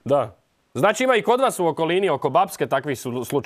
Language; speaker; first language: Serbian; native; Serbian